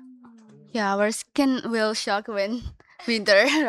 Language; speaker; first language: English; non-native, learner; Indonesian